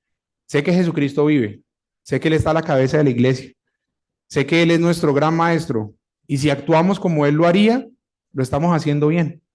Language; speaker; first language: Spanish; native; Spanish